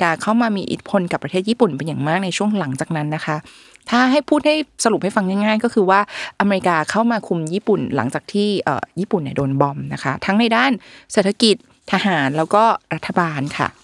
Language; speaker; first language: Thai; native; Thai